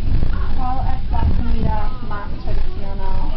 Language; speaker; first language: Spanish; non-native, learner; English